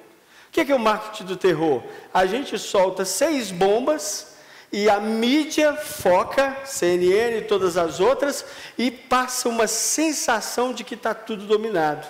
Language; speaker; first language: Portuguese; native; Portuguese